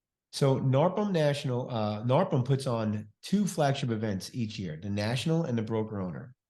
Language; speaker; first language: English; native; English